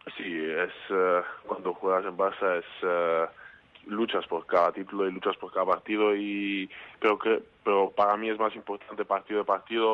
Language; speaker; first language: Spanish; non-native, learner; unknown